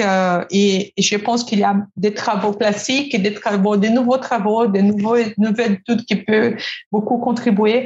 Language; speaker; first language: French; non-native, fluent; Portuguese